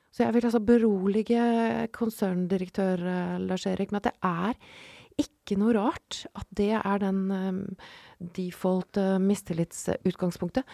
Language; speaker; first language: Norwegian; native; Norwegian